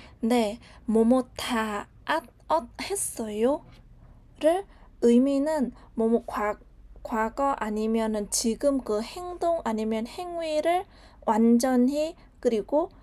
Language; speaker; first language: Korean; non-native, learner; Vietnamese